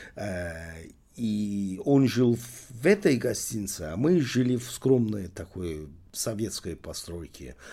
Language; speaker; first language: Russian; non-native, fluent; English